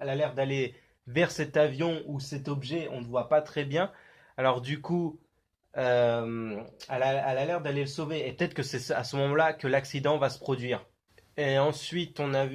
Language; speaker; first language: French; native; French